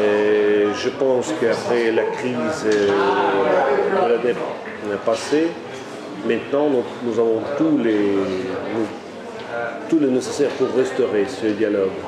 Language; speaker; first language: French; non-native, fluent; Russian